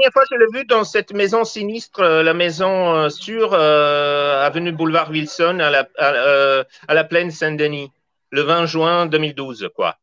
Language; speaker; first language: French; native; French